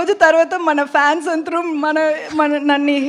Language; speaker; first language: Telugu; non-native, learner; Tamil